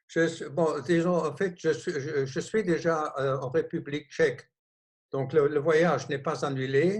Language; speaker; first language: French; non-native, local second language; Luxembourgish